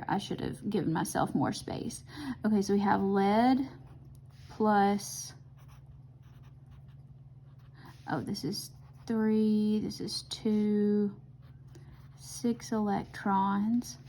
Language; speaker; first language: English; native; English